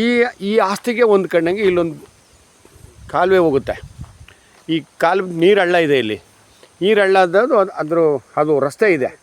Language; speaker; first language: Kannada; native; Kannada